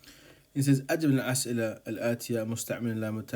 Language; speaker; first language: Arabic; non-native, fluent; English